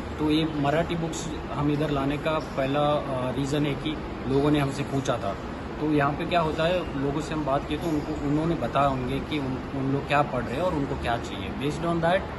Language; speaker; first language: Hindi; non-native, local second language; Kannada